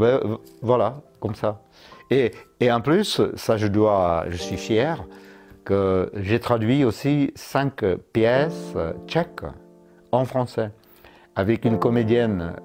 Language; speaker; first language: French; non-native, fluent; Czech